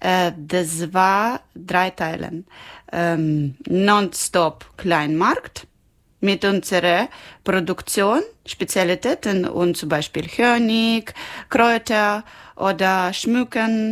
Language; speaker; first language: German; non-native, learner; Ukrainian